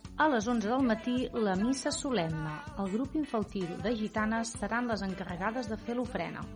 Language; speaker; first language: Catalan; native; Catalan